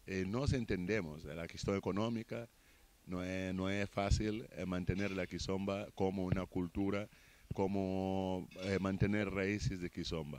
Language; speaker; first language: Spanish; non-native, fluent; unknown